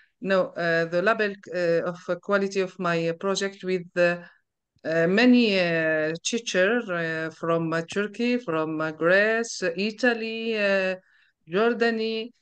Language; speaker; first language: English; non-native, learner; Arabic